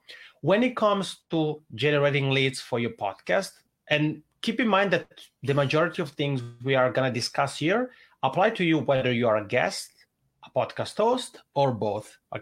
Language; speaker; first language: English; non-native, fluent; Italian